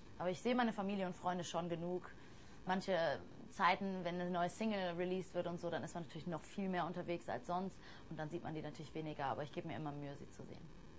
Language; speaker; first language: German; early bilingual, other home language; English